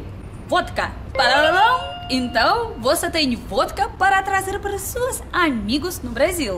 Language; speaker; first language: Portuguese; non-native, learner; Russian